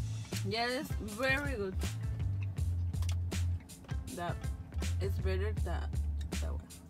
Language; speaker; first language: English; non-native, learner; Spanish